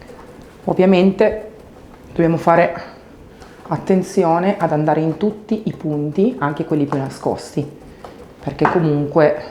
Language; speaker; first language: Italian; native; Italian